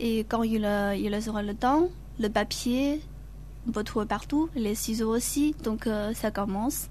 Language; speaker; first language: French; non-native, learner; Chinese